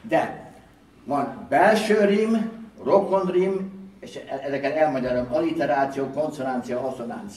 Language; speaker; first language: Hungarian; early bilingual, heritage; Hungarian